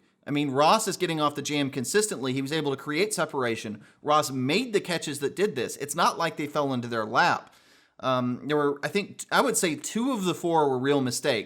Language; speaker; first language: English; native; English